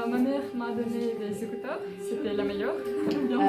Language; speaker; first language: French; non-native, learner; Ukrainian